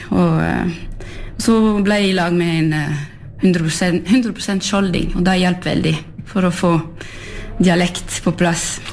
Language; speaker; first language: Norwegian; non-native, fluent; French